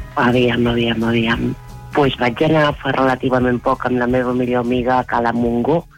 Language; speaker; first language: Catalan; native; Catalan